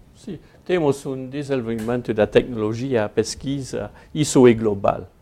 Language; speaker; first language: Portuguese; non-native, fluent; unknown